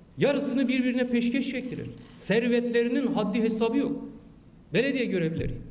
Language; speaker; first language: Turkish; non-native, local second language; Kurdish